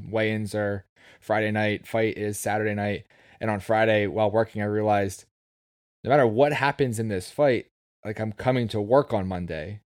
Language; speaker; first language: English; native; English